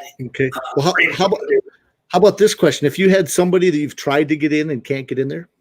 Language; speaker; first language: English; native; English